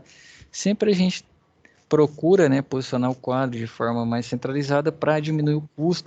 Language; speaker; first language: Portuguese; native; Portuguese